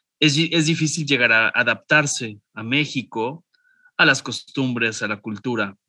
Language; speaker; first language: Spanish; native; Spanish